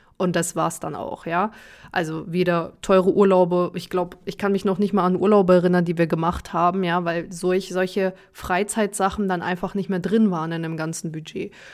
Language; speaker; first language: German; early bilingual, other home language; Russian